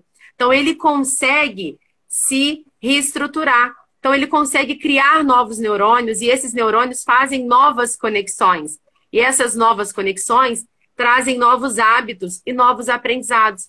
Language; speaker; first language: Portuguese; native; Portuguese